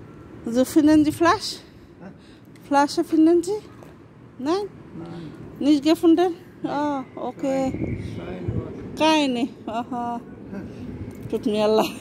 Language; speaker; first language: German; non-native, learner; Bangla